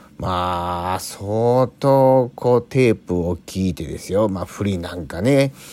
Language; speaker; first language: Japanese; native; Japanese